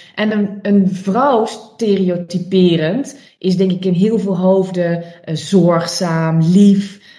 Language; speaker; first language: Dutch; native; Dutch